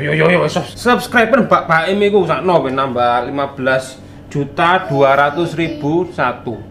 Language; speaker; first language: Javanese; non-native, local second language; English